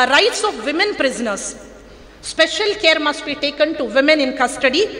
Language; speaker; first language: English; non-native, local second language; Kannada